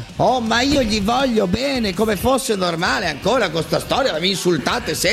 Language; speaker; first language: Italian; native; Italian